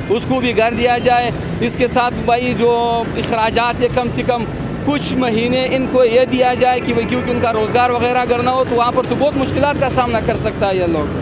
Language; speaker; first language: Urdu; early bilingual, other home language; Pashto